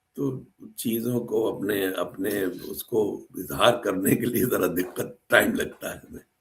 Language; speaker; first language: Urdu; native; Urdu